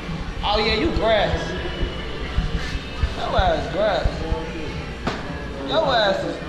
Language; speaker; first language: English; native; English